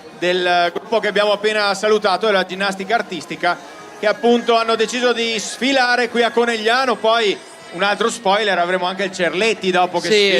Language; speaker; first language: Italian; native; Italian